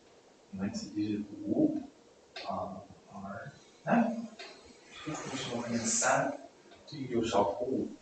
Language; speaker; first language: Chinese; non-native, learner; English